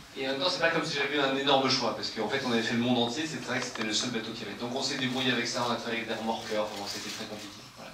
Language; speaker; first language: French; native; French